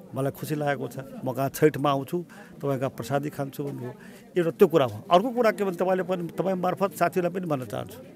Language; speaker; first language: Nepali; native; Nepali